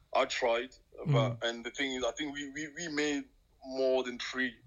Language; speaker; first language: English; non-native, local second language; French